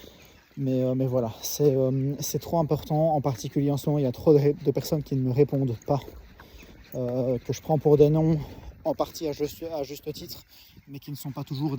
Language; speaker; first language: French; native; French